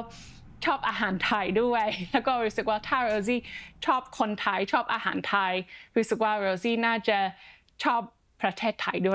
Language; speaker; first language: Thai; non-native, fluent; English